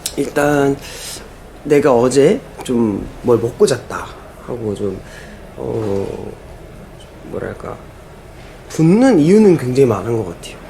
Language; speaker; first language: Korean; native; Korean